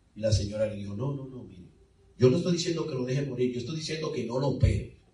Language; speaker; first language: Spanish; native; Spanish